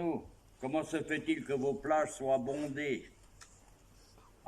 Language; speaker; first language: French; native; French